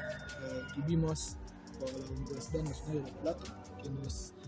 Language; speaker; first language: Spanish; non-native, fluent; French